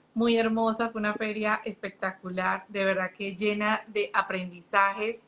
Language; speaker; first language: Spanish; native; Spanish